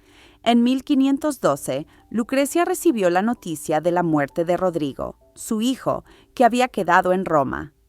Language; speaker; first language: Spanish; native; Spanish